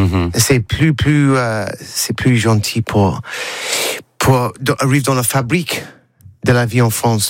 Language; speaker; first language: French; non-native, learner; English